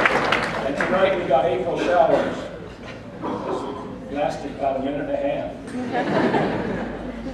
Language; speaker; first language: English; native; English